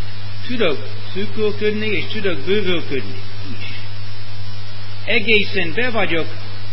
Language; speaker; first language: Hungarian; non-native, fluent; English